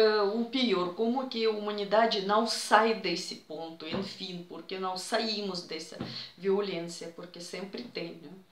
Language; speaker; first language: Portuguese; non-native, fluent; Russian